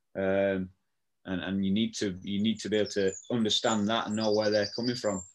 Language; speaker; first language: English; native; English